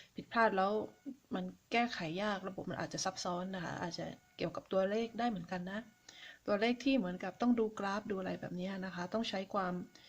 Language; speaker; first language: Thai; native; Thai